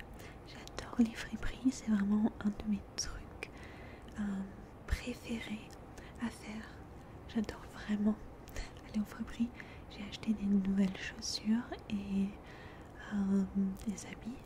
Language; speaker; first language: French; early bilingual, heritage; French